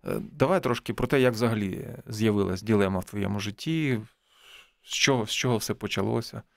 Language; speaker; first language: Ukrainian; native; Ukrainian